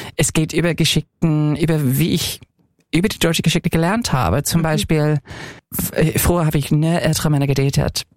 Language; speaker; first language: German; non-native, fluent; English